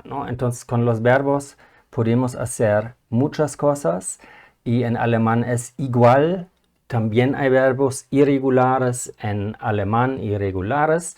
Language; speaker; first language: Spanish; non-native, fluent; German